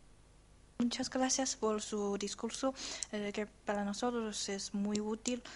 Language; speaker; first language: Spanish; non-native, learner; Chinese